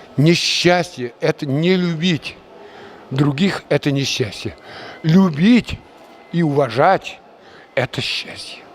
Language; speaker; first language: Russian; non-native, local second language; Chuvash